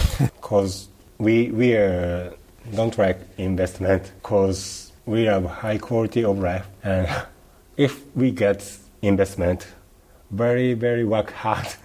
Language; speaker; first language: English; non-native, learner; Japanese